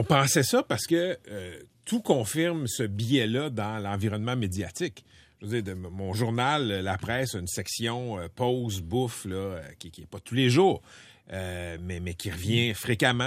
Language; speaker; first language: French; native; French